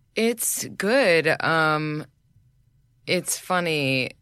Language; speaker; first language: English; native; English